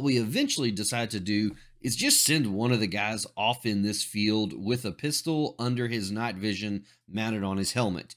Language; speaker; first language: English; native; English